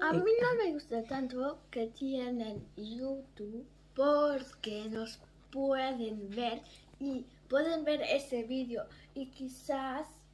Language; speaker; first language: Spanish; early bilingual, heritage; German